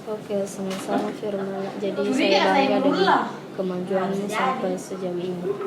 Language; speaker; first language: Indonesian; native; Indonesian